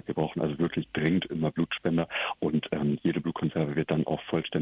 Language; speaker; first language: German; native; German